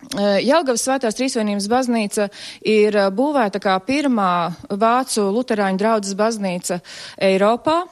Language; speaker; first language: Latvian; native; Latvian